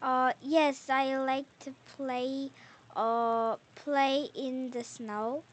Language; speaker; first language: English; non-native, learner; Korean